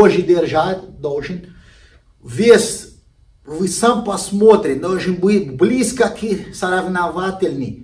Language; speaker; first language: Russian; non-native, learner; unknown